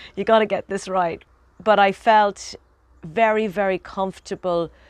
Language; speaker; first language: English; native; English